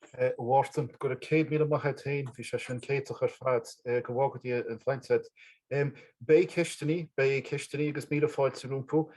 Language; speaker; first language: Irish; native; Irish